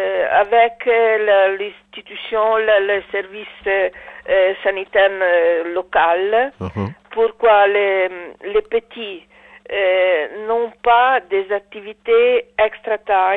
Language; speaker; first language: French; non-native, learner; Italian